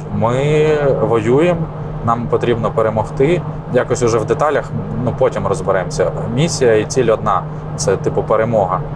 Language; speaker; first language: Ukrainian; native; Ukrainian